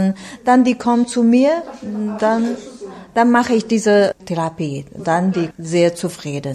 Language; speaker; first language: German; non-native, learner; Chinese